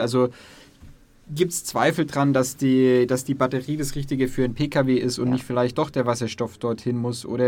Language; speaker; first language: German; native; German